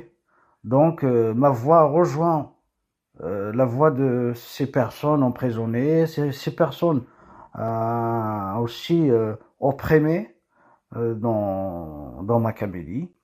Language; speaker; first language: French; non-native, local second language; Kabyle